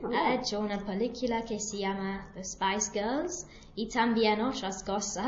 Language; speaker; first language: Spanish; non-native, learner; English